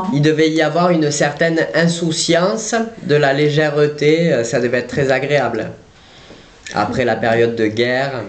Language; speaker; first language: French; native; French